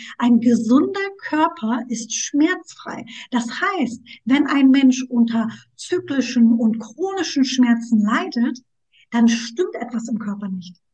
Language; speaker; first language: German; early bilingual, other home language; Turkish